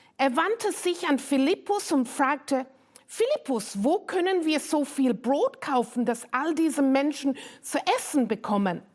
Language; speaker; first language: German; non-native, fluent; English